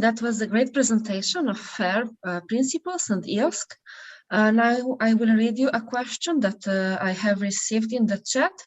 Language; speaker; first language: English; non-native, fluent; Slovenian